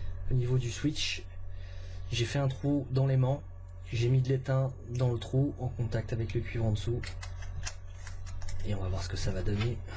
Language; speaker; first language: French; native; French